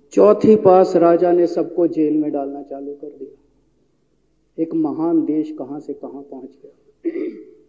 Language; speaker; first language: Hindi; native; Hindi